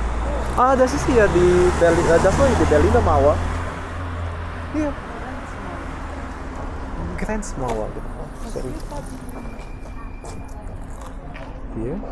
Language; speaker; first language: German; non-native, fluent; Indonesian